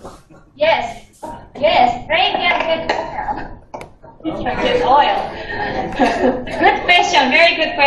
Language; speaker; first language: English; non-native, fluent; Russian